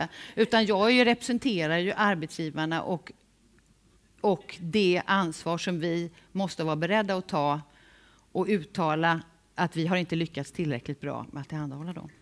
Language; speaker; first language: Swedish; native; Swedish